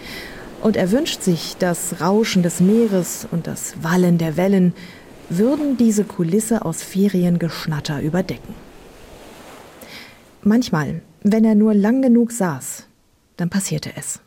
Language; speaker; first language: German; native; German